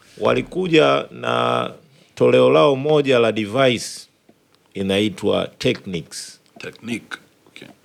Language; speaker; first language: Swahili; native; Swahili